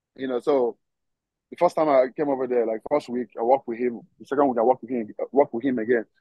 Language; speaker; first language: English; non-native, local second language; Igbo